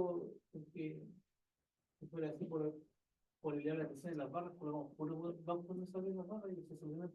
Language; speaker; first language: Spanish; native; Spanish